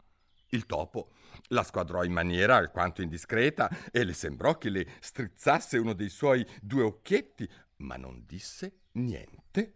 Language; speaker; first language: Italian; native; Italian